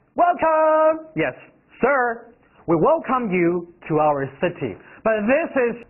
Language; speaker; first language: English; non-native, fluent; Chinese